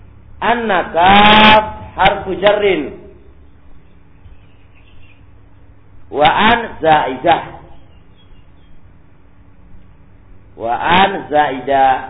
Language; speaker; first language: Arabic; non-native, fluent; Indonesian